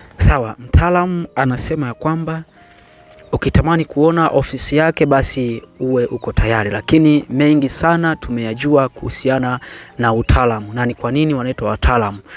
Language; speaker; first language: Swahili; native; Swahili